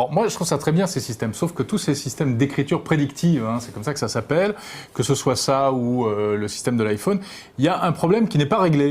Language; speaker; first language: French; native; French